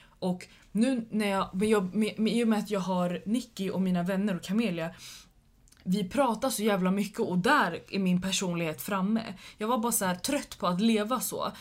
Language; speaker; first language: Swedish; early bilingual, other home language; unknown